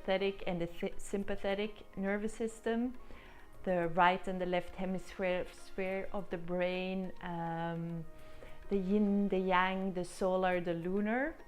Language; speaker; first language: English; non-native, fluent; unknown